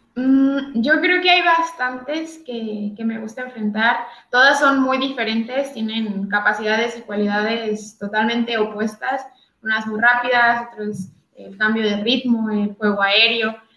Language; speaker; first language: Spanish; native; Spanish